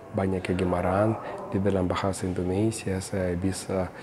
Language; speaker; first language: Indonesian; non-native, fluent; Russian